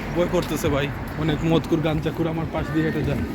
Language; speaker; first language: Bangla; non-native, local second language; Sylheti